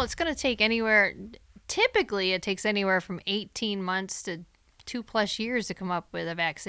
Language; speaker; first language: English; native; English